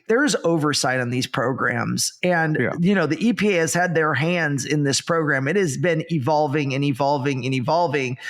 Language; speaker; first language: English; native; English